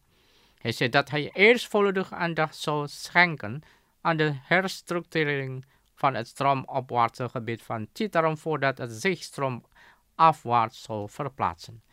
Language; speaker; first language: Dutch; non-native, fluent; Indonesian